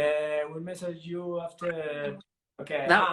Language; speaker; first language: English; non-native, learner; Italian